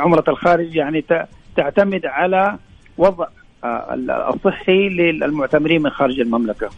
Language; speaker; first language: Arabic; native; Arabic